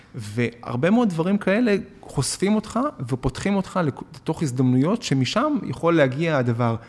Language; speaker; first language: Hebrew; native; Hebrew